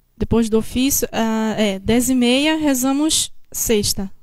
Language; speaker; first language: Portuguese; native; Portuguese